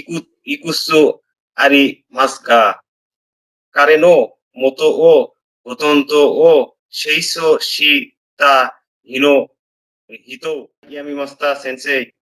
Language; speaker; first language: Japanese; non-native, learner; Bangla